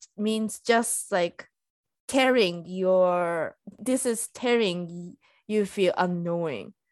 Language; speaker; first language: English; non-native, fluent; Japanese